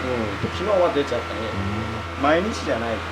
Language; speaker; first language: Japanese; native; Japanese